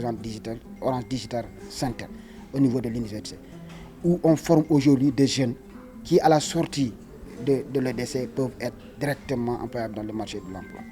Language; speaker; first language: French; non-native, local second language; Wolof